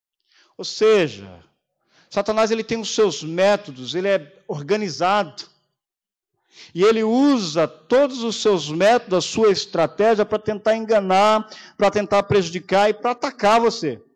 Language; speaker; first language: Portuguese; native; Portuguese